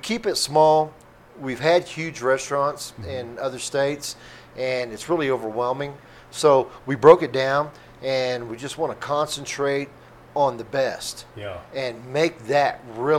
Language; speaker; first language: English; native; English